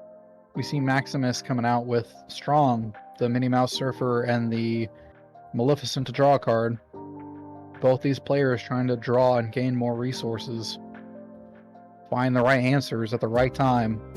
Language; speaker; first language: English; native; English